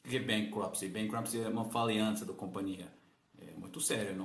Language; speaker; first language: Portuguese; non-native, learner; English